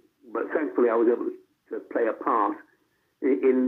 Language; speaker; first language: English; native; English